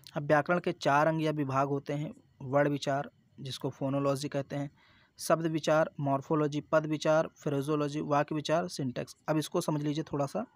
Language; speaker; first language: Hindi; native; Hindi